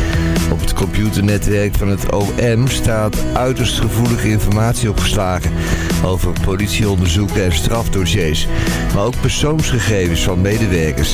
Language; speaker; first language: Dutch; native; Dutch